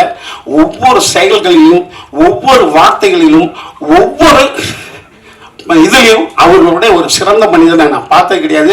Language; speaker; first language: Tamil; native; Tamil